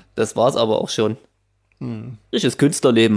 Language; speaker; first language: German; native; German